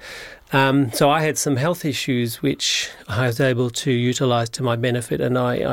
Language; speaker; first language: English; native; English